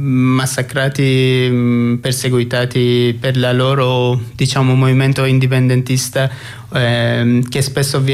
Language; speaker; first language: Italian; non-native, fluent; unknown